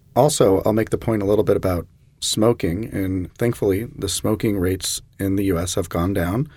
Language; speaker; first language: English; native; English